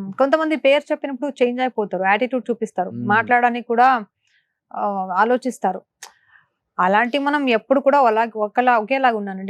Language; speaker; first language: Telugu; non-native, local second language; Kannada